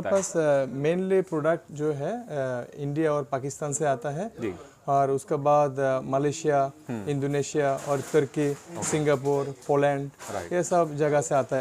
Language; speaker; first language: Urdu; non-native, fluent; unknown